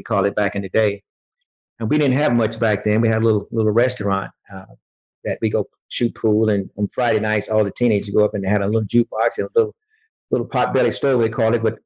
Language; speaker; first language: English; native; English